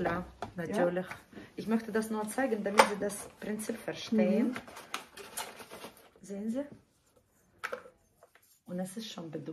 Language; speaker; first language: German; non-native, fluent; Russian